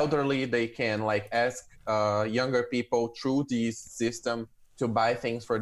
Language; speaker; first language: English; non-native, fluent; Portuguese